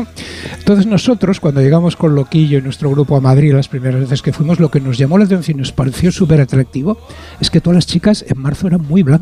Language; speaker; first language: Spanish; native; Spanish